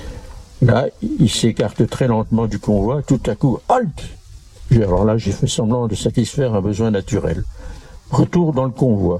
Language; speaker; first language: French; native; French